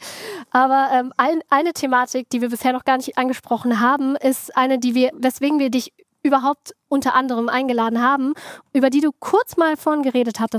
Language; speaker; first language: German; native; German